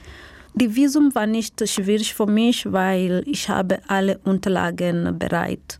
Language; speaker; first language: German; non-native, learner; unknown